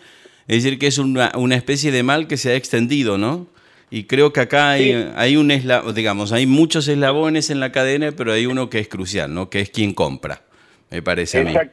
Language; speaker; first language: Spanish; native; Spanish